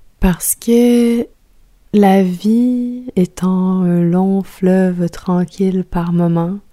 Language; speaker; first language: French; native; French